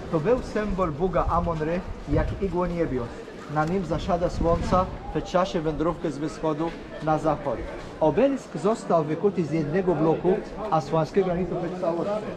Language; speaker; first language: Polish; non-native, learner; Arabic